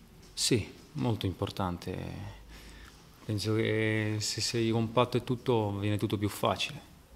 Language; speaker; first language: Italian; non-native, fluent; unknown